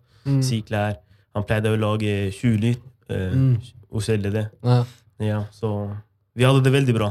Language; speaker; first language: Norwegian; non-native, fluent; Arabic